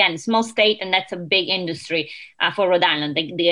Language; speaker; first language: English; non-native, fluent; Italian